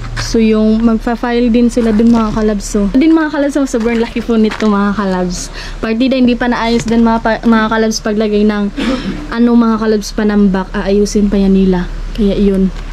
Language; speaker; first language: Filipino; non-native, local second language; Masbatenyo